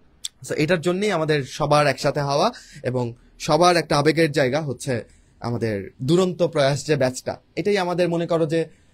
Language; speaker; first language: Bangla; native; Bangla